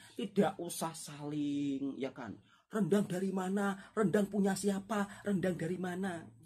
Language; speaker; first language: Indonesian; native; Indonesian